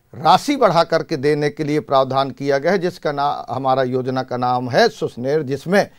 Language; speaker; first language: Hindi; native; Hindi